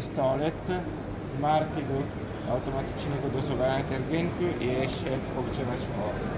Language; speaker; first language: Polish; non-native, learner; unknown